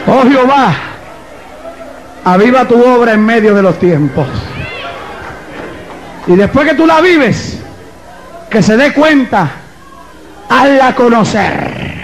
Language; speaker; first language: Spanish; native; Spanish